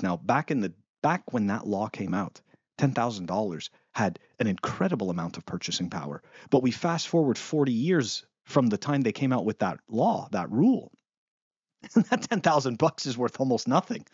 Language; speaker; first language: English; native; English